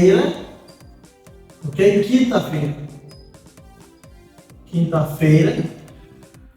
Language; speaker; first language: Portuguese; non-native, fluent; Haitian Creole